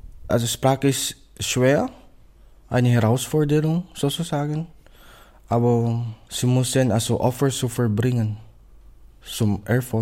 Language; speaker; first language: German; non-native, learner; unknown